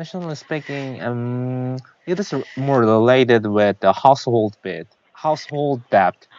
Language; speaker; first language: English; non-native, learner; Korean